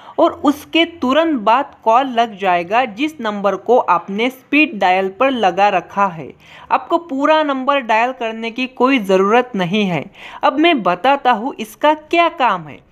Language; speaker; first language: Hindi; non-native, local second language; Marathi